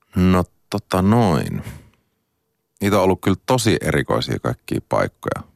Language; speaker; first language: Finnish; native; Finnish